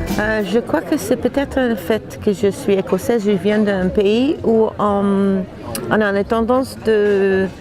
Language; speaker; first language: French; non-native, fluent; English